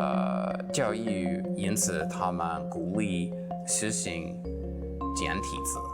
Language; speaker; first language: Chinese; non-native, fluent; English